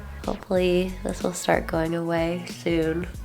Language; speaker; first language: English; native; English